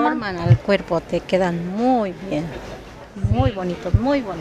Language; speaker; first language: Spanish; native; Spanish